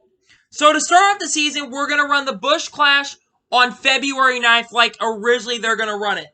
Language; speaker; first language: English; native; English